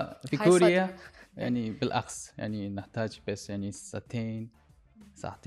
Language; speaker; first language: Arabic; non-native, learner; Korean